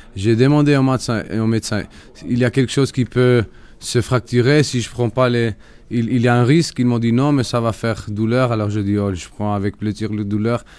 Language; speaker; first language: French; non-native, fluent; Spanish